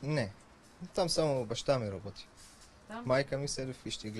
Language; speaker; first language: Bulgarian; non-native, learner; Arabic